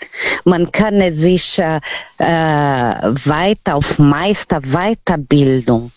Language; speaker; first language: German; non-native, learner; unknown